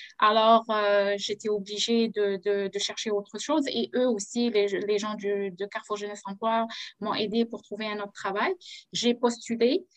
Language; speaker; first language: French; non-native, local second language; Arabic